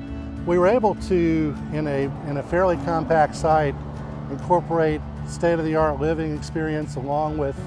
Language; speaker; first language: English; native; English